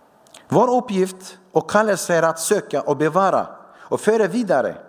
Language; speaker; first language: Swedish; non-native, fluent; Syriac